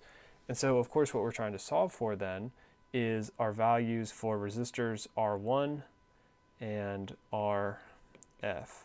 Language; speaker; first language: English; native; English